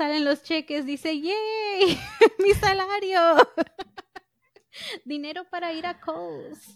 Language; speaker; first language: Spanish; early bilingual, heritage; English